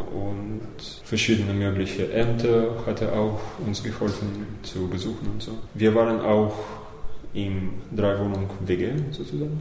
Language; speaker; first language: German; early bilingual, other home language; Russian